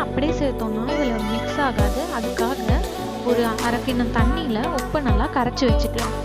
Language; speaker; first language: Tamil; native; Tamil